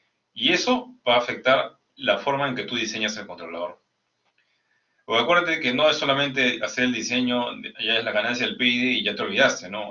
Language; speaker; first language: Spanish; native; Spanish